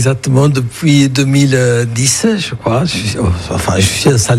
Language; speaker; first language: French; non-native, fluent; Italian